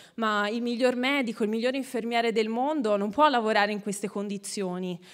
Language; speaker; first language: Italian; native; Italian